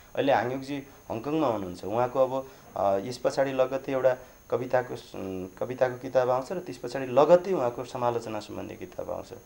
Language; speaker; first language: Nepali; non-native, local second language; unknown